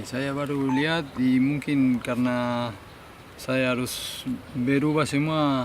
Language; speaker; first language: Indonesian; non-native, fluent; Spanish